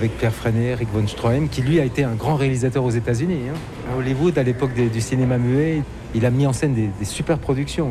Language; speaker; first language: French; native; French